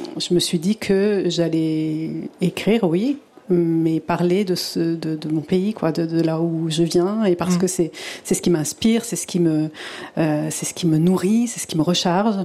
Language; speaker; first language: French; early bilingual, other home language; Italian